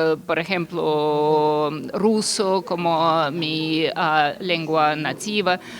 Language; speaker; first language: Spanish; non-native, learner; Russian